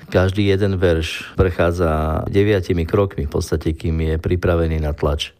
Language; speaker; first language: Slovak; non-native, local second language; Romany